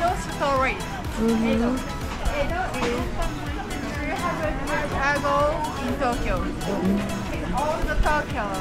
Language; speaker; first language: English; non-native, learner; Japanese